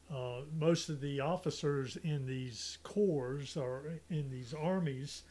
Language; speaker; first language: English; native; English